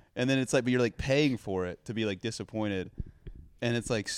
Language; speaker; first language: English; native; English